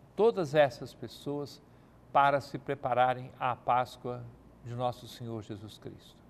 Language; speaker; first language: Portuguese; native; Portuguese